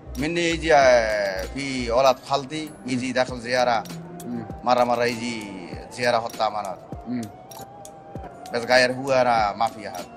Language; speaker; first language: Arabic; non-native, learner; Bangla